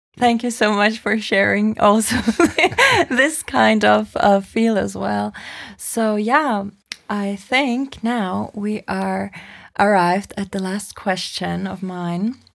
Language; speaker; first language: English; non-native, fluent; German